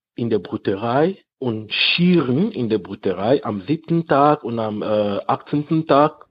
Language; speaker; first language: German; non-native, fluent; French